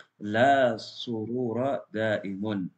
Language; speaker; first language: Arabic; non-native, fluent; Indonesian